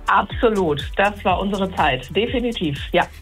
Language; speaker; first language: German; native; German